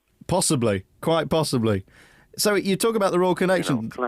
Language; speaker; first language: English; native; English